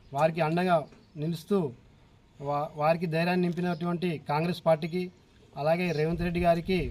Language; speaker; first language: Telugu; native; Telugu